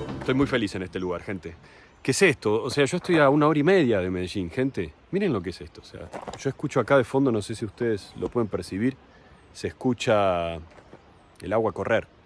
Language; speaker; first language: Spanish; native; Spanish